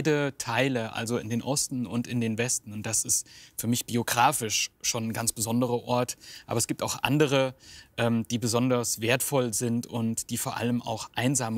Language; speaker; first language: German; native; German